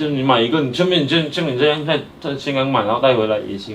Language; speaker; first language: Chinese; native; Chinese